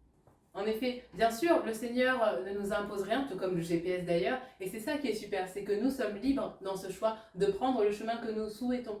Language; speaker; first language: French; native; French